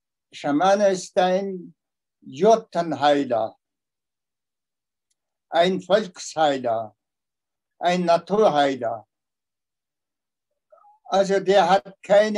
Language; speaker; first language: German; non-native, fluent; Tuvinian